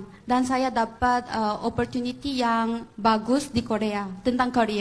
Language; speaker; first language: Indonesian; non-native, fluent; Korean